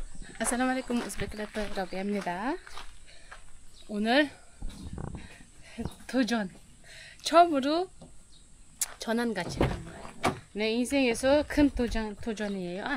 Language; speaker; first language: Korean; non-native, fluent; Uzbek